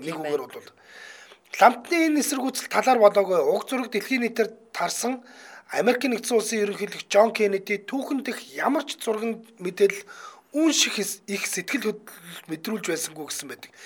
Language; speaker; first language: Mongolian; native; Mongolian